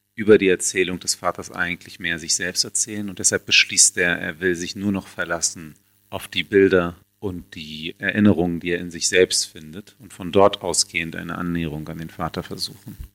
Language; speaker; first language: German; native; German